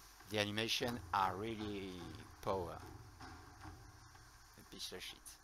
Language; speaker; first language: English; non-native, learner; French